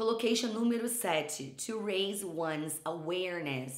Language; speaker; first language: English; non-native, fluent; Portuguese